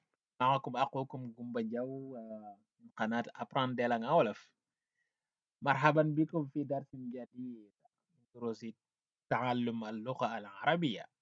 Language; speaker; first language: Arabic; non-native, fluent; Wolof